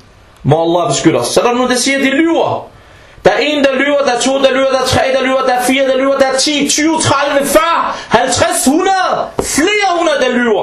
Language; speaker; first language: Danish; early bilingual, other home language; Arabic